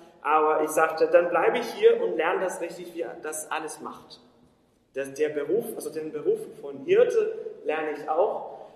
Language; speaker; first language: German; non-native, fluent; Portuguese